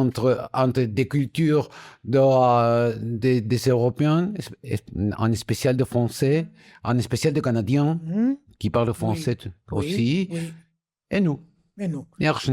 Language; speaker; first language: French; non-native, learner; Spanish